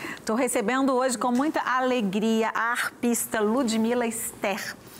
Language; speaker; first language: Portuguese; native; Portuguese